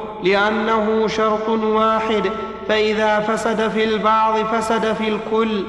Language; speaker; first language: Arabic; native; Arabic